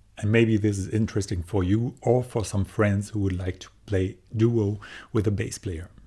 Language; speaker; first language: English; non-native, fluent; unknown